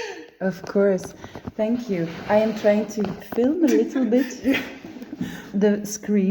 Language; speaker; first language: English; non-native, fluent; French